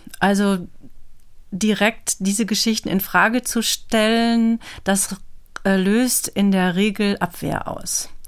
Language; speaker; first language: German; native; German